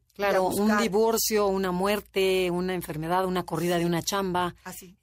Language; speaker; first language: Spanish; native; Spanish